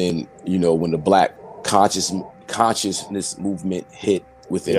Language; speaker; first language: English; native; English